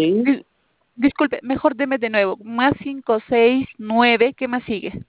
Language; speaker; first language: Spanish; native; Spanish